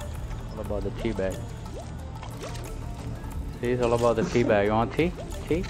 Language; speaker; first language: English; native; English